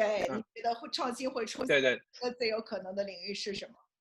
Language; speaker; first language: Chinese; native; Chinese